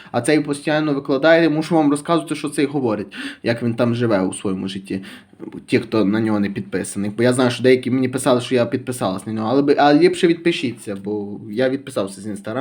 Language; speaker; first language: Ukrainian; native; Ukrainian